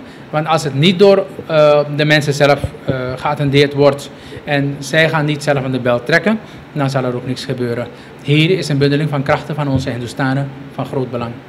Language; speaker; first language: Dutch; native; Dutch